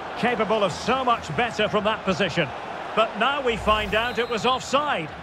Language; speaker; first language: English; native; English